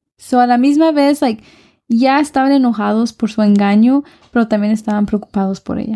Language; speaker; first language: Spanish; early bilingual, heritage; Spanish